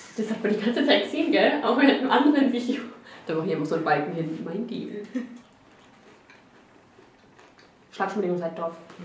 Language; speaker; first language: German; native; German